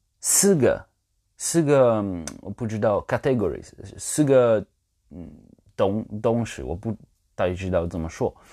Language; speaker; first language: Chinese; non-native, learner; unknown